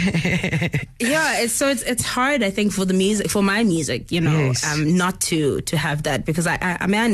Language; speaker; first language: English; non-native, local second language; Zulu